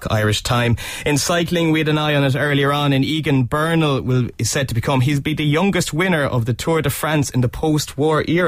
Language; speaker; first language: English; native; English